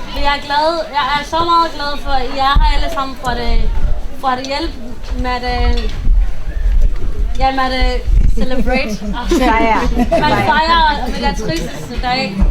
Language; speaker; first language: Danish; non-native, learner; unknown